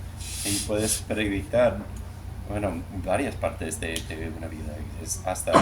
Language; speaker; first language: Spanish; non-native, learner; English